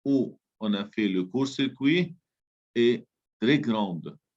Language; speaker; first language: French; non-native, local second language; Arabic